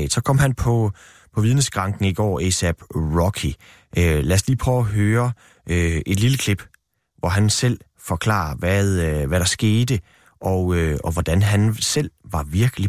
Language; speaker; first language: Danish; native; Danish